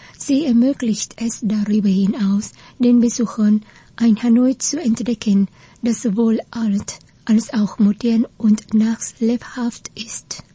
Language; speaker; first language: German; non-native, fluent; Vietnamese